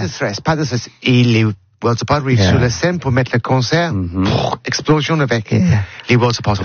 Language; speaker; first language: French; non-native, learner; English